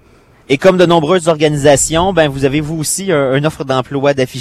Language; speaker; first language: French; native; French